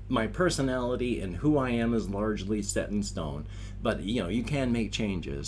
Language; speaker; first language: English; native; English